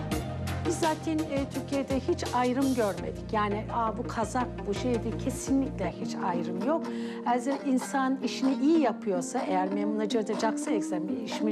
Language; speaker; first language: Turkish; early bilingual, other home language; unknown